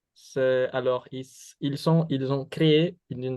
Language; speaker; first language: French; non-native, fluent; Spanish